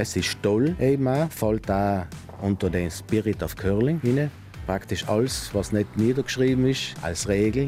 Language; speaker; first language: German; native; German